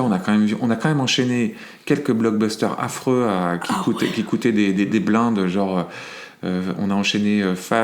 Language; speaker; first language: French; native; French